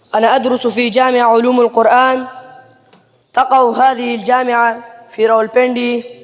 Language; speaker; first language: Arabic; non-native, learner; Urdu